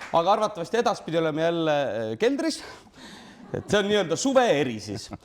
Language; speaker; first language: Estonian; native; Estonian